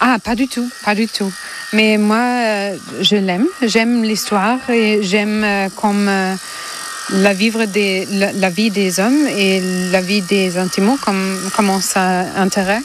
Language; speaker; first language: French; non-native, learner; German